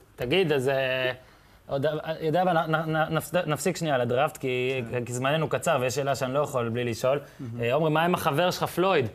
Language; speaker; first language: Hebrew; native; Hebrew